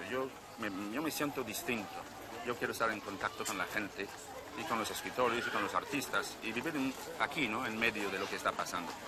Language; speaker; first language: Spanish; non-native, fluent; English